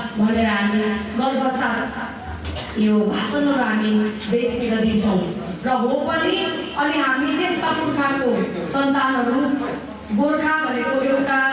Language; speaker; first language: Nepali; native; Nepali